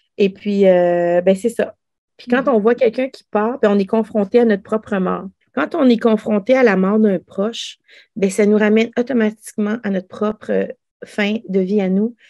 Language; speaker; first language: French; early bilingual, other home language; Lao